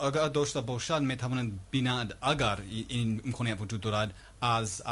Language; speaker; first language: Persian; non-native, learner; English